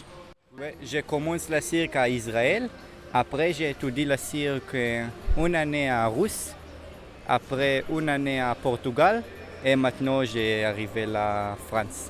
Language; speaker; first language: French; non-native, learner; Hebrew